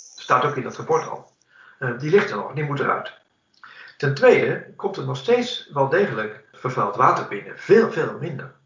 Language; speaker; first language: Dutch; native; Dutch